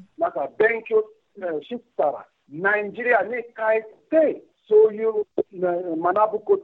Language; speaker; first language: Japanese; non-native, fluent; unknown